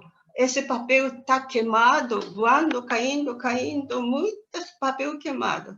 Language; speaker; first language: Portuguese; non-native, learner; Japanese